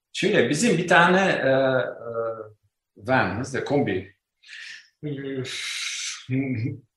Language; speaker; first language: Turkish; non-native, learner; Albanian